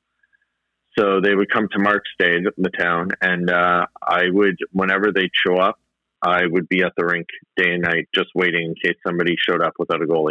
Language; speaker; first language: English; native; English